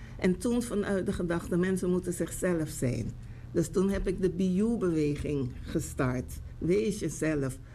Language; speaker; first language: Dutch; native; Dutch